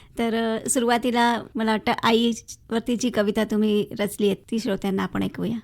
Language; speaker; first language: Marathi; native; Marathi